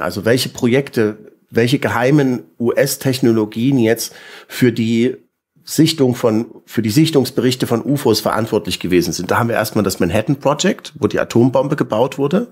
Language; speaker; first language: German; native; German